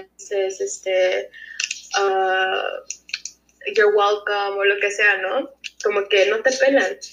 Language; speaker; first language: Spanish; early bilingual, heritage; Spanish